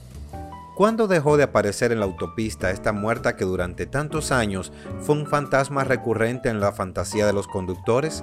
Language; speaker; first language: Spanish; native; Spanish